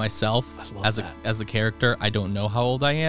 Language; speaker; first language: English; non-native, fluent; Polish